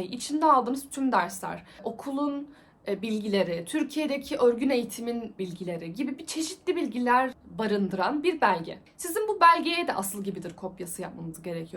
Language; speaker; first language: Turkish; native; Turkish